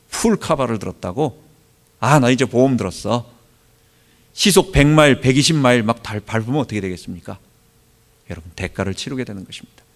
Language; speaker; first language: Korean; native; Korean